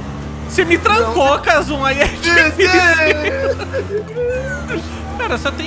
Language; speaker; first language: Portuguese; native; Portuguese